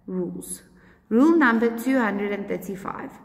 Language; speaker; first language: English; non-native, local second language; Afrikaans